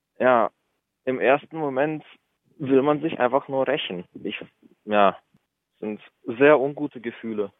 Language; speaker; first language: German; early bilingual, other home language; Russian